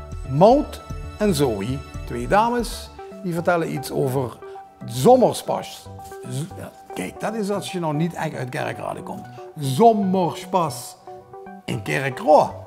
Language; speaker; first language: Dutch; native; Dutch